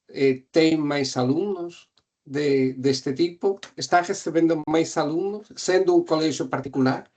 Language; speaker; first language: Portuguese; non-native, fluent; Spanish